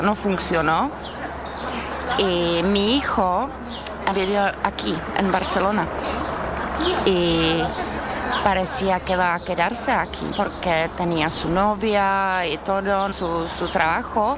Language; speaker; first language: Spanish; non-native, learner; Czech